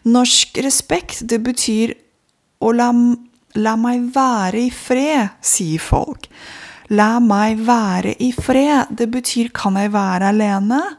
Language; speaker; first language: Norwegian; non-native, fluent; Romanian